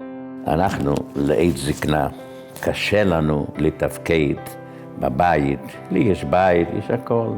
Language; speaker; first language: Hebrew; non-native, fluent; Yiddish